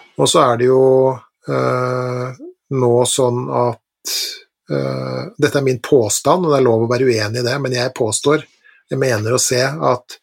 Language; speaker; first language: Norwegian; native; Norwegian